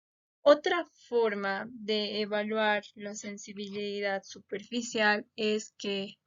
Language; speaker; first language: Spanish; native; Spanish